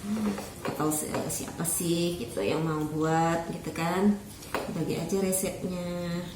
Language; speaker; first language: Indonesian; native; Indonesian